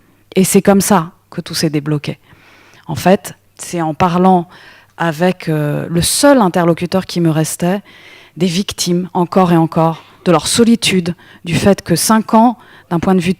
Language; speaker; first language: French; native; French